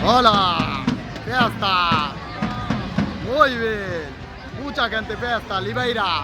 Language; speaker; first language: Spanish; non-native, learner; Bangla